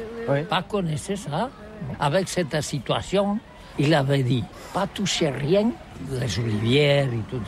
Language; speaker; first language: French; non-native, learner; Catalan